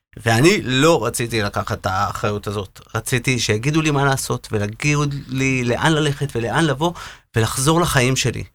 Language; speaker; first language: Hebrew; native; Hebrew